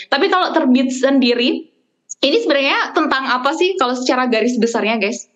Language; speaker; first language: Indonesian; native; Indonesian